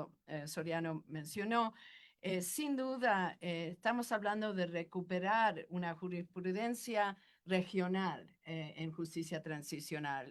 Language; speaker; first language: Spanish; non-native, fluent; English